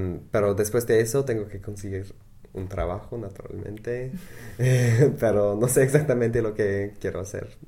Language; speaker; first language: Spanish; non-native, fluent; English